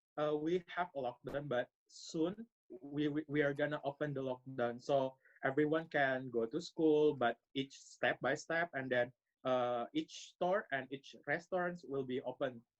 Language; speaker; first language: English; non-native, learner; Indonesian